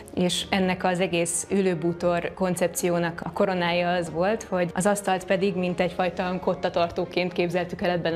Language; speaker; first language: Hungarian; native; Hungarian